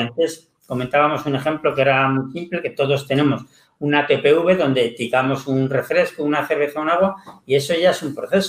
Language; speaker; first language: Spanish; native; Spanish